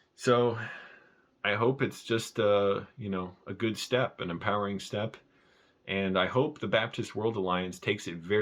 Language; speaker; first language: English; native; English